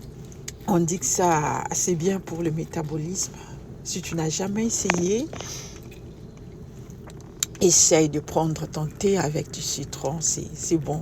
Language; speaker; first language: French; non-native, local second language; Lingala